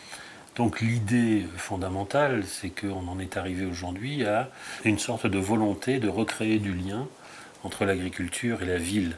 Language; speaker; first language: French; native; French